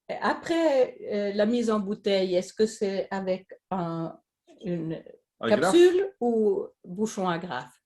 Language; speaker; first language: French; non-native, fluent; Swedish